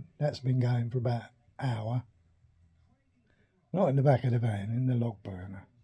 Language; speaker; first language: English; native; English